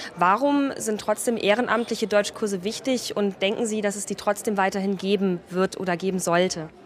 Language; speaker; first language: German; native; German